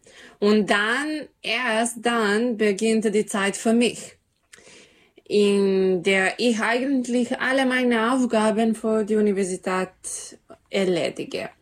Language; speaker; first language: German; non-native, learner; Serbian